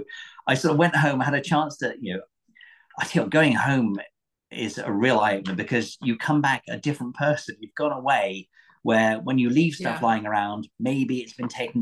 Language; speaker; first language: English; native; English